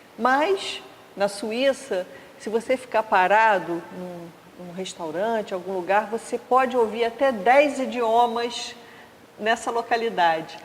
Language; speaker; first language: Portuguese; native; Portuguese